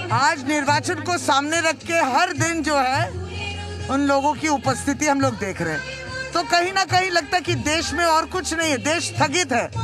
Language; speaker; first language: Hindi; non-native, local second language; Bangla